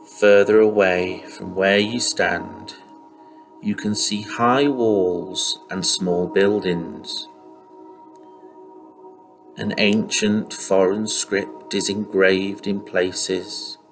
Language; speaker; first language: English; native; English